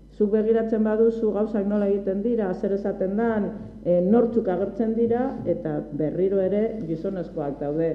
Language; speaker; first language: Basque; native; Basque